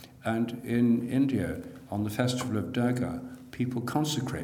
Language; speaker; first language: English; native; English